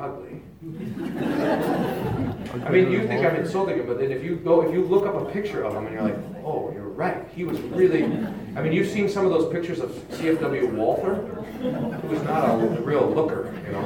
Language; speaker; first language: English; native; English